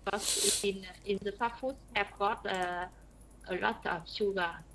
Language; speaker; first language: English; non-native, learner; Vietnamese